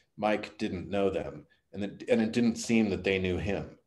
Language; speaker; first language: English; native; English